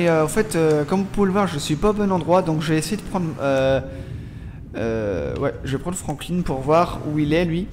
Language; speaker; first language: French; native; French